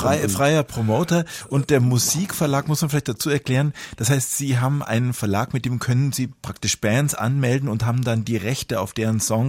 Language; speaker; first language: German; native; German